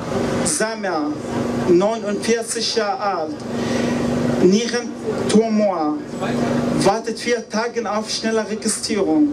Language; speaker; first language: German; non-native, learner; Arabic